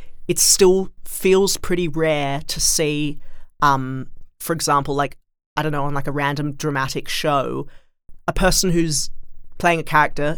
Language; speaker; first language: English; native; English